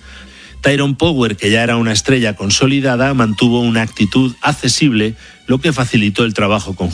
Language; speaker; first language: Spanish; native; Spanish